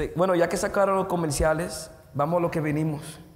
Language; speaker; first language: Spanish; native; Spanish